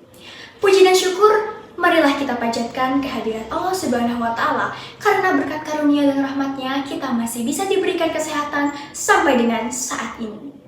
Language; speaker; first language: Indonesian; native; Indonesian